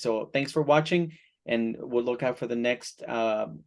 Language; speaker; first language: English; native; English